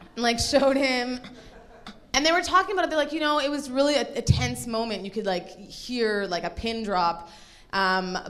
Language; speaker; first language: English; native; English